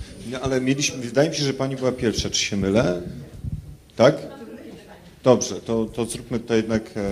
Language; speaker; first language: Polish; native; Polish